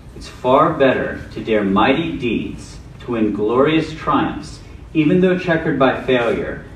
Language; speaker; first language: English; native; English